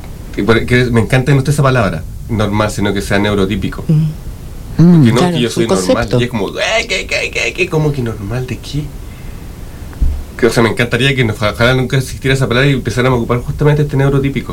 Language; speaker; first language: Spanish; native; Spanish